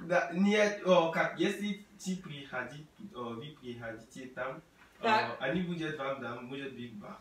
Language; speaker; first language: Russian; non-native, learner; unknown